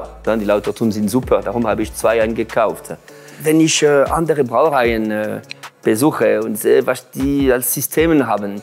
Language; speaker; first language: German; non-native, local second language; French